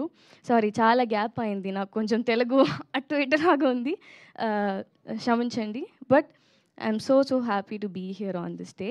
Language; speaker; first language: Telugu; non-native, local second language; Tamil